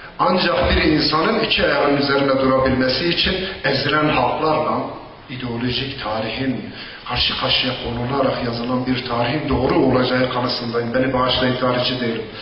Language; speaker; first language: Turkish; non-native, local second language; Zaza